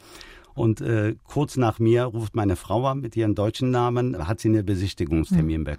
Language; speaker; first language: German; early bilingual, other home language; Turkish